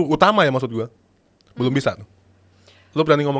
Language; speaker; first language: Indonesian; native; Indonesian